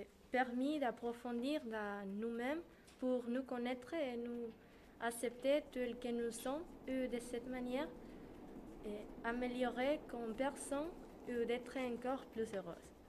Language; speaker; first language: French; non-native, learner; Spanish